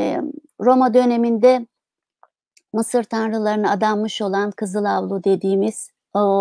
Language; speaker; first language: Turkish; native; Turkish